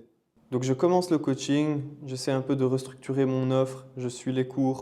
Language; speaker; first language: French; native; French